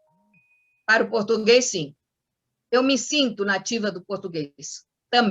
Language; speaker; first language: Portuguese; non-native, fluent; Spanish